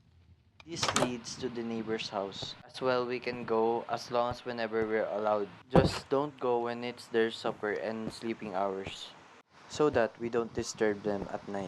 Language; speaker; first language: English; non-native, local second language; Filipino